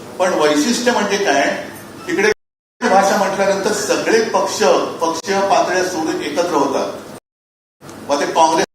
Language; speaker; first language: Marathi; native; Marathi